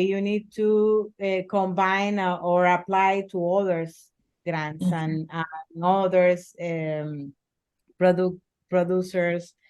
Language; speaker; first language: English; non-native, learner; Spanish